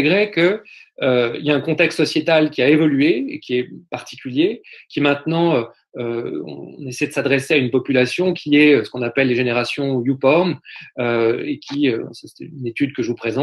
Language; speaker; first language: French; native; French